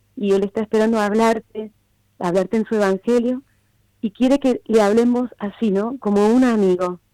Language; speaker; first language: Spanish; native; Spanish